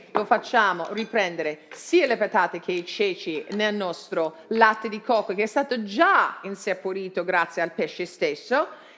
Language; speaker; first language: Italian; non-native, fluent; English